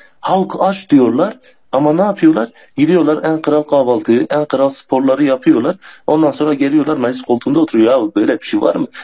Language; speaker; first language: Turkish; non-native, local second language; Kurdish